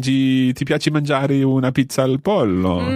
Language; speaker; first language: Italian; non-native, fluent; English